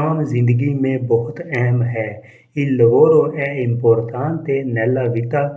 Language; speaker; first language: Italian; non-native, fluent; Urdu